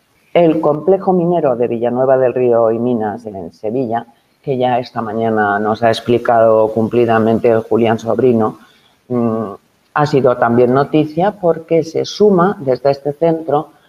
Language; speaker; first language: Spanish; native; Spanish